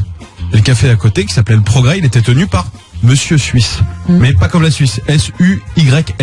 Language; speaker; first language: French; native; French